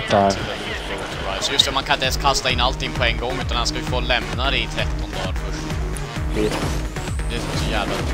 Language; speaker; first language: Swedish; native; Swedish